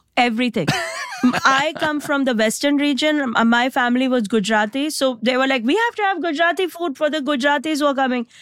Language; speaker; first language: English; non-native, local second language; Gujarati